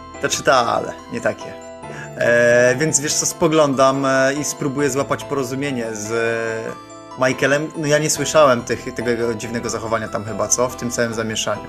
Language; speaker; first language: Polish; native; Polish